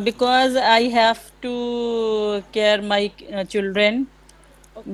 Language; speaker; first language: English; non-native, learner; Hindi